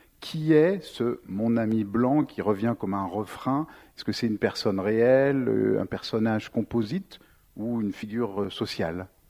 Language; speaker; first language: French; native; French